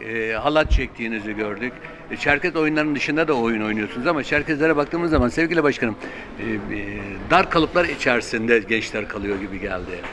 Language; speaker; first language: Turkish; native; Turkish